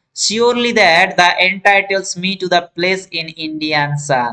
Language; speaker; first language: English; non-native, local second language; Bangla